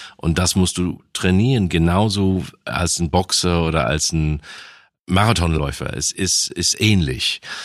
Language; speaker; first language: German; non-native, fluent; English